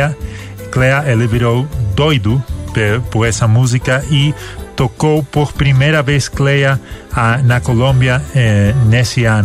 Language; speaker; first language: Portuguese; non-native, fluent; Spanish